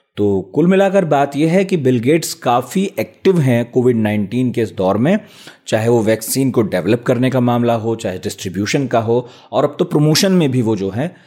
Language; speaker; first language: Hindi; native; Hindi